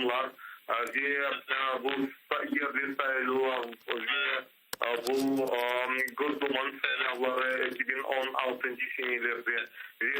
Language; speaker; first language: Turkish; non-native, learner; Crimean Tatar